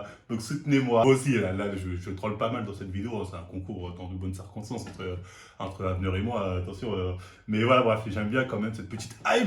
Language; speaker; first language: French; native; French